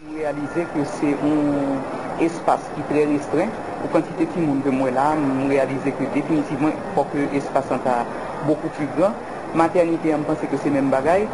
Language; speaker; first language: French; non-native, local second language; Haitian Creole